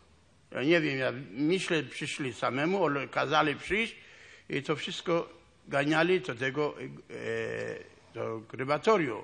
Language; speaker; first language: Polish; non-native, local second language; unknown